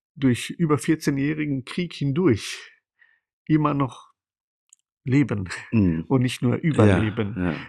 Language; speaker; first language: German; non-native, fluent; Persian